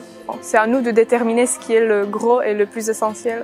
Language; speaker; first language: French; non-native, fluent; Czech